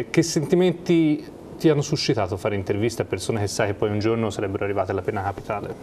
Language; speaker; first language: Italian; native; Italian